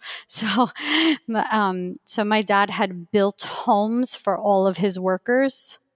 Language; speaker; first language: English; early bilingual, other home language; Persian